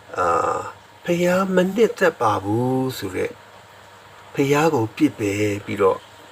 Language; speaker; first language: Burmese; non-native, local second language; S'gaw Karen